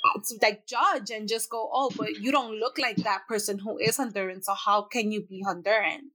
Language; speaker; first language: English; native; English